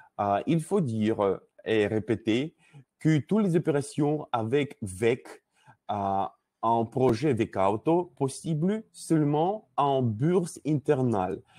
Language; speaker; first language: French; non-native, learner; Russian